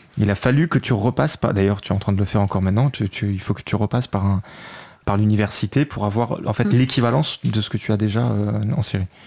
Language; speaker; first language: French; native; French